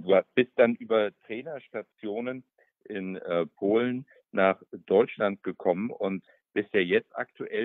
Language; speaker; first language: German; native; German